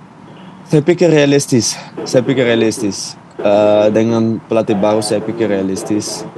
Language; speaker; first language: Indonesian; non-native, fluent; Dutch